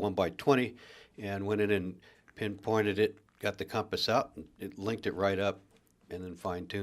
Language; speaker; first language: English; native; English